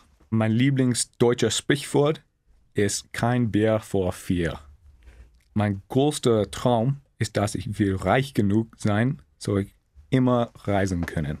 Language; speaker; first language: German; non-native, learner; English